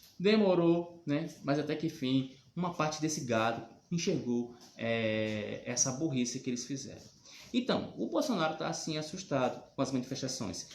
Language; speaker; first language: Portuguese; native; Portuguese